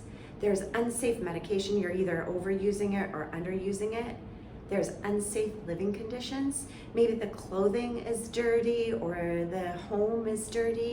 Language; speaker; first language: English; native; English